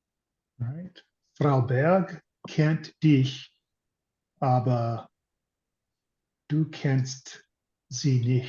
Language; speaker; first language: German; non-native, learner; English